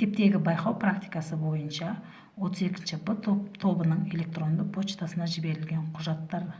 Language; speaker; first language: Kazakh; native; Kazakh